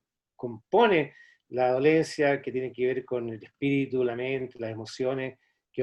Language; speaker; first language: Spanish; native; Spanish